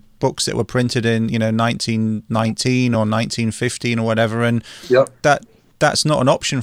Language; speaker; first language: English; native; English